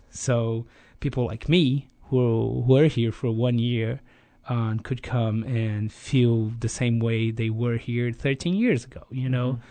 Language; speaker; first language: English; non-native, fluent; Portuguese